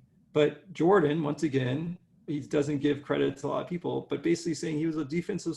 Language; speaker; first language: English; native; English